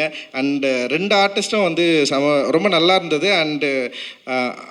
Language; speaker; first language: Tamil; native; Tamil